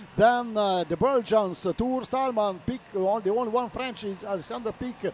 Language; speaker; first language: English; non-native, fluent; Italian